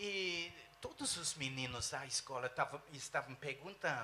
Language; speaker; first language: Portuguese; non-native, fluent; English